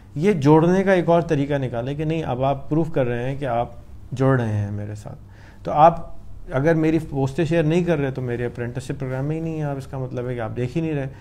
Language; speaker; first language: Urdu; native; Urdu